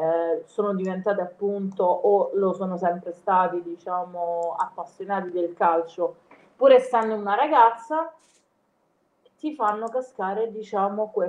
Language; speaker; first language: Italian; native; Italian